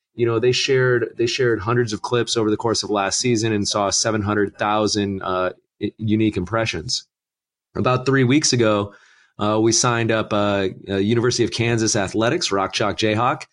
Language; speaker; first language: English; native; English